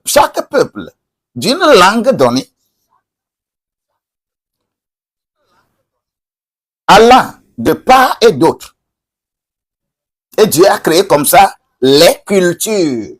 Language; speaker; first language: French; non-native, local second language; Ewe